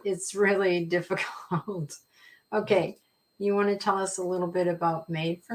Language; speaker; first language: English; native; English